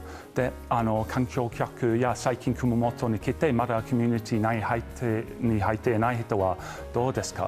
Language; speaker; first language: Japanese; non-native, fluent; English